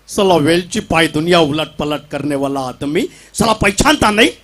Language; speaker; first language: Hindi; non-native, local second language; Marathi